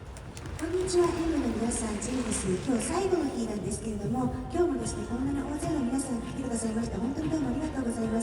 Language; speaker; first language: Japanese; native; Japanese